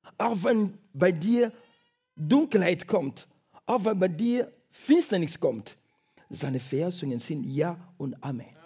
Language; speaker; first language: German; non-native, fluent; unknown